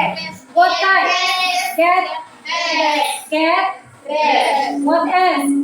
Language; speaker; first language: English; non-native, learner; Indonesian